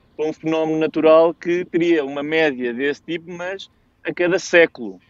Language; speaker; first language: Portuguese; native; Portuguese